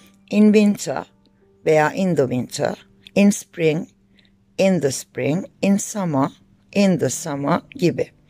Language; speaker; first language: English; non-native, fluent; Turkish